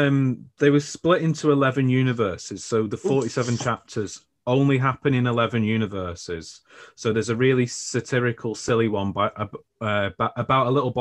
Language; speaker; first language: English; native; English